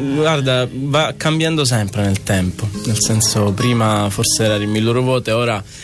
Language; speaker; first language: Italian; native; Italian